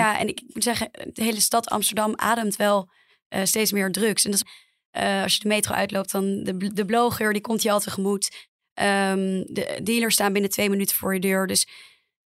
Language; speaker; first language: Dutch; native; Dutch